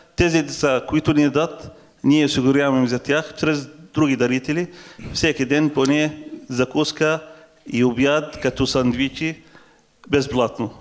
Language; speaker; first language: Bulgarian; non-native, fluent; Arabic